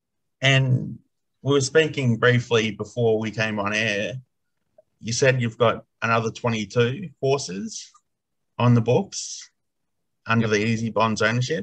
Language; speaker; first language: English; native; English